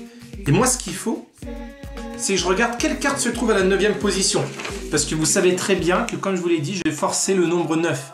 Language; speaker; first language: French; native; French